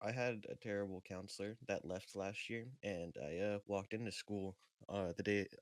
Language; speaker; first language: English; native; English